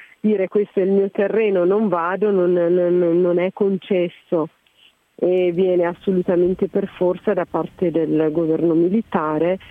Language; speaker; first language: Italian; non-native, fluent; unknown